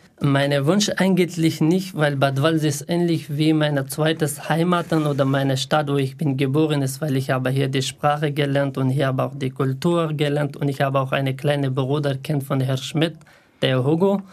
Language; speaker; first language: German; non-native, learner; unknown